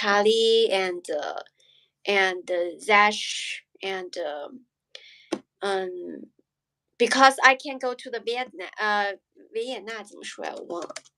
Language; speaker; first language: English; non-native, learner; Chinese